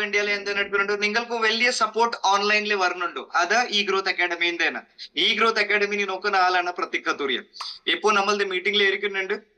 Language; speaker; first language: Malayalam; non-native, fluent; Hindi